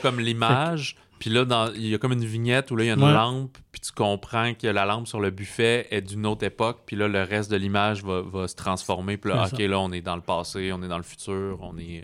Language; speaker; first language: French; native; French